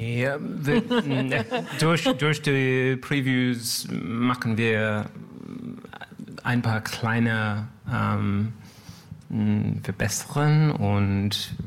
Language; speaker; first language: German; non-native, learner; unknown